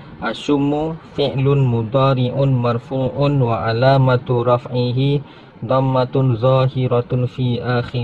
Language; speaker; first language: Arabic; non-native, learner; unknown